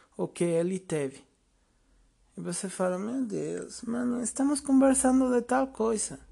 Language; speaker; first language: Portuguese; non-native, fluent; Spanish